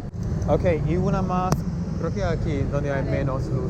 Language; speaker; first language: Spanish; non-native, fluent; English